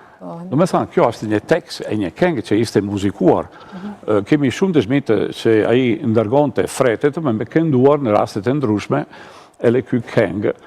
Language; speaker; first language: Albanian; non-native, fluent; Italian